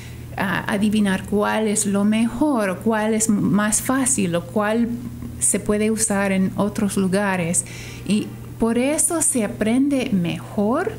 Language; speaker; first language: Spanish; non-native, fluent; English